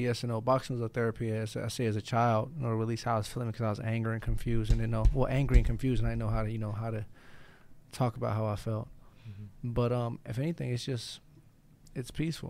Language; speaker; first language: English; native; English